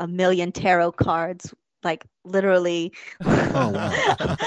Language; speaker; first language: English; native; English